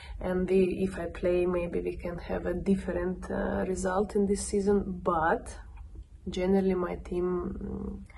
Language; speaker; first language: English; non-native, learner; Russian